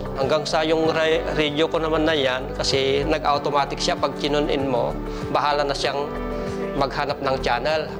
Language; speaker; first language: Filipino; native; Filipino